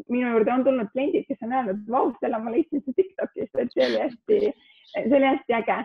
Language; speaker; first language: Estonian; early bilingual, other home language; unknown